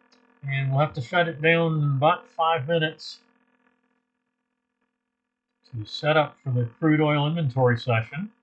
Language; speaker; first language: English; native; English